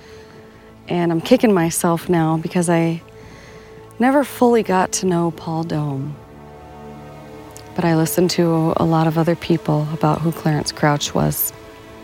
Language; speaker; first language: English; native; English